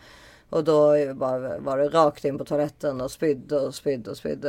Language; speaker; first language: Swedish; native; Swedish